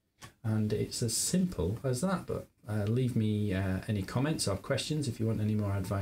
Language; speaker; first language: English; native; English